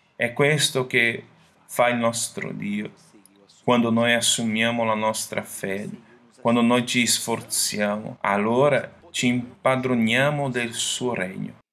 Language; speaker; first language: Italian; non-native, fluent; Portuguese